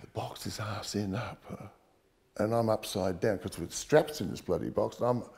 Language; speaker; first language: English; native; English